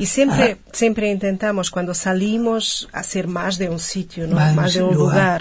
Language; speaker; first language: Spanish; non-native, fluent; Portuguese